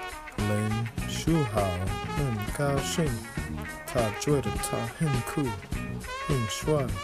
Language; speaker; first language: Chinese; non-native, learner; English